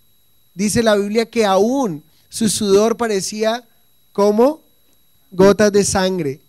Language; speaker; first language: Spanish; native; Spanish